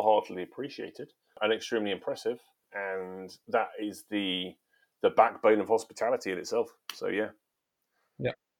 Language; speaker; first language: English; native; English